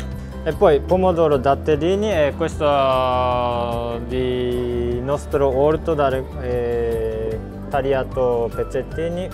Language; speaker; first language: Italian; non-native, learner; Japanese